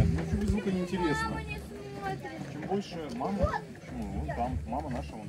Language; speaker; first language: Russian; native; Russian